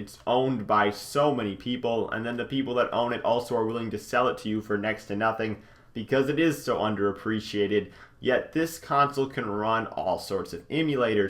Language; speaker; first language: English; native; English